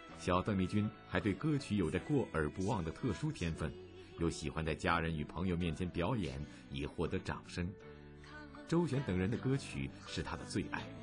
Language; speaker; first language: Chinese; native; Chinese